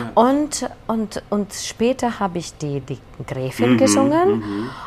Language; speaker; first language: German; non-native, fluent; Hungarian